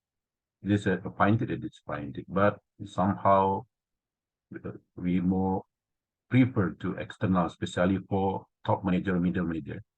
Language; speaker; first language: English; non-native, learner; Indonesian